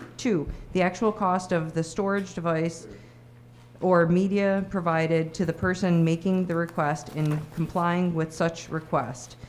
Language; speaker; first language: English; native; English